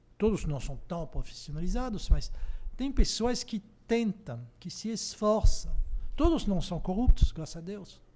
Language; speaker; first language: Portuguese; non-native, fluent; French